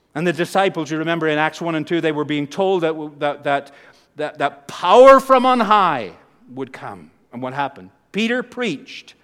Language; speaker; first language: English; native; English